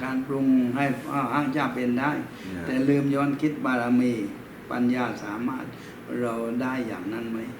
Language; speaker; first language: Thai; native; Thai